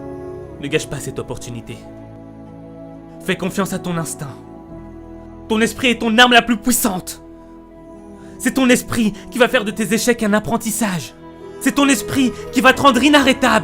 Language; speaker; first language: French; non-native, local second language; Haitian Creole